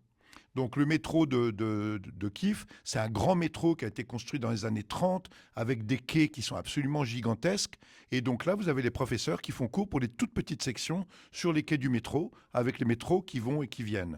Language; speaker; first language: French; native; French